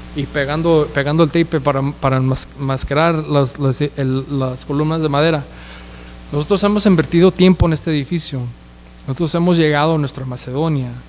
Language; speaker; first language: Spanish; early bilingual, heritage; Spanish